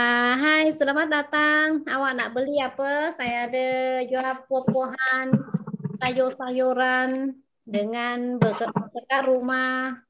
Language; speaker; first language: Indonesian; non-native, fluent; Vietnamese